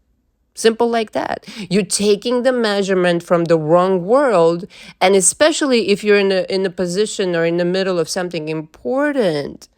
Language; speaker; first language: English; non-native, fluent; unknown